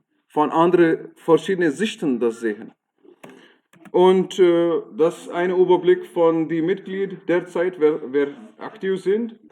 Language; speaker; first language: German; non-native, fluent; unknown